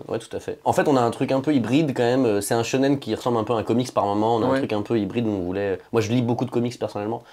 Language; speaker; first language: French; native; French